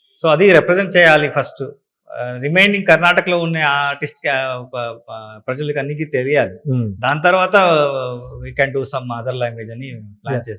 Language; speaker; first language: Telugu; non-native, learner; Kannada